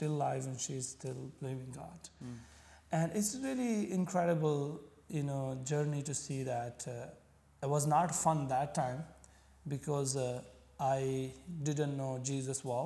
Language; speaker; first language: English; non-native, local second language; Punjabi